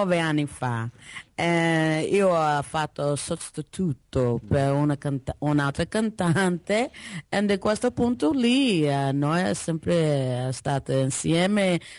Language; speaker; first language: Italian; non-native, learner; English